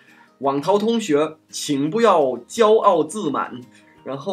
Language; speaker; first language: Chinese; non-native, fluent; Danish